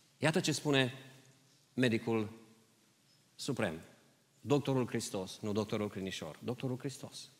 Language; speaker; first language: Romanian; early bilingual, heritage; Romanian